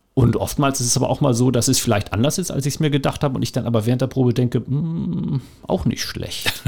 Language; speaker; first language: German; native; German